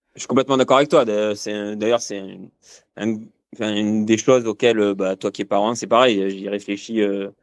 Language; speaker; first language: French; native; French